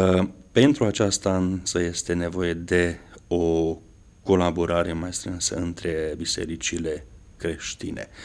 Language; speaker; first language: Romanian; non-native, local second language; Hungarian